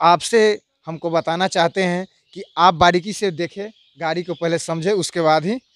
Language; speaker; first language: Hindi; native; Hindi